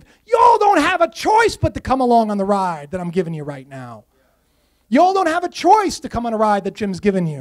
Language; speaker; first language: English; native; English